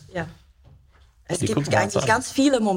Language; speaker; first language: German; non-native, learner; Chinese